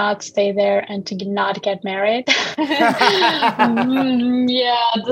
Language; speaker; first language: English; non-native, fluent; Uzbek